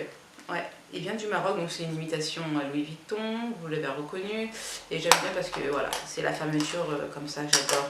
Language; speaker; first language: French; native; French